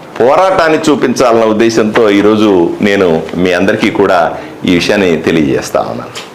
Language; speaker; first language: Telugu; native; Telugu